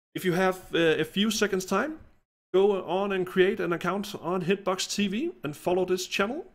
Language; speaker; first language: English; non-native, fluent; Danish